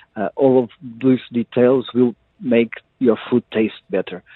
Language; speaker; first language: English; non-native, fluent; Portuguese